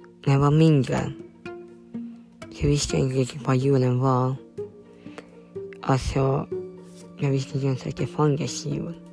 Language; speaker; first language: Norwegian; non-native, learner; Swedish